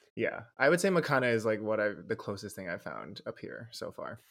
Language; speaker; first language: English; native; English